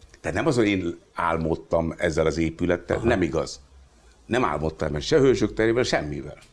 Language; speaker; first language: Hungarian; non-native, fluent; Hindi